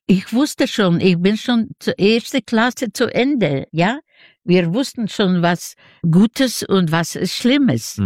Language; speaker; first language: German; non-native, fluent; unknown